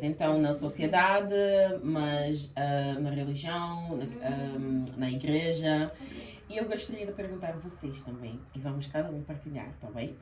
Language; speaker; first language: Portuguese; early bilingual, heritage; Portuguese